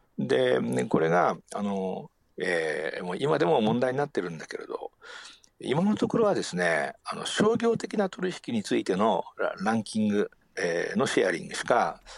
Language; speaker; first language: Japanese; native; Japanese